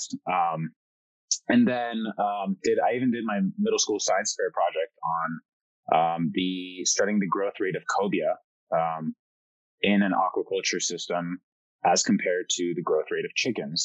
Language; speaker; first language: English; early bilingual, other home language; French